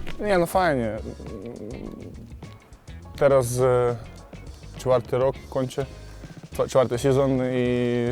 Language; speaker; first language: Polish; non-native, fluent; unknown